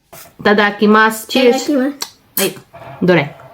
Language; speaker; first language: Japanese; non-native, fluent; Filipino